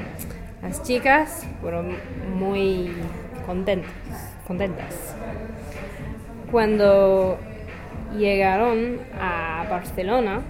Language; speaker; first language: Spanish; non-native, learner; English